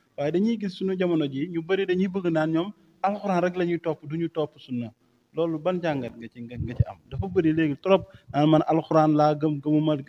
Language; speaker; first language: Wolof; native; Wolof